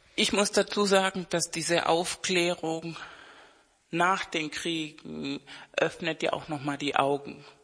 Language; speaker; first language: German; non-native, fluent; Spanish